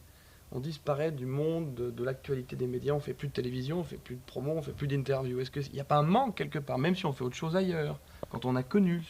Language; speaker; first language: French; native; French